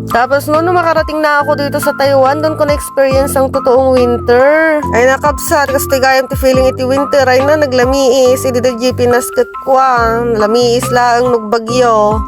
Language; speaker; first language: Filipino; non-native, local second language; Iloko